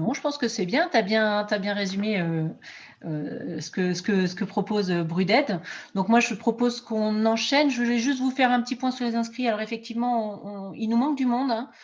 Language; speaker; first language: French; native; French